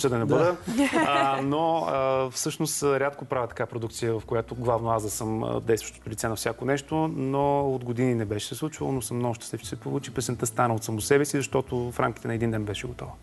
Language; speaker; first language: Bulgarian; native; Bulgarian